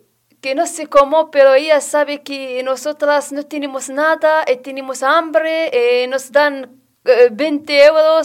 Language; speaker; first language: Spanish; non-native, learner; Arabic